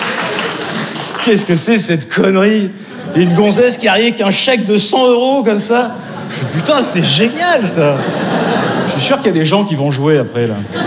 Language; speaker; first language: French; native; French